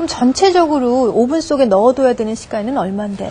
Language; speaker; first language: Korean; native; Korean